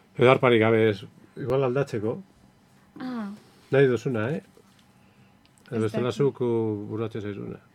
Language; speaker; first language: Basque; native; Basque